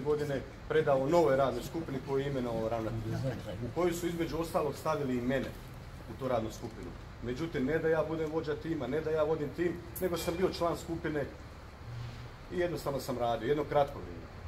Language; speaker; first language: Croatian; native; Croatian